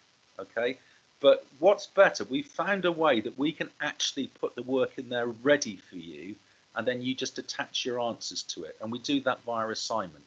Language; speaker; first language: English; native; English